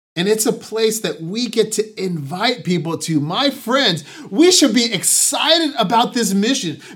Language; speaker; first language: English; native; English